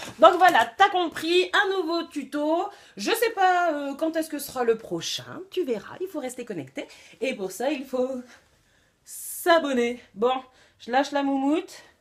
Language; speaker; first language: French; native; French